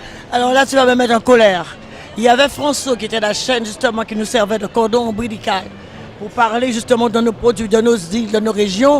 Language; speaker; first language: French; native; French